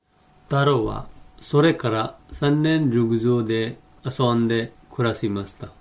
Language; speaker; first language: Japanese; non-native, fluent; Hindi